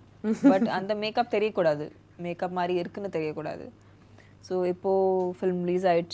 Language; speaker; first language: Tamil; non-native, fluent; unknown